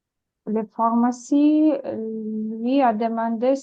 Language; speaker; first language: French; non-native, learner; Ukrainian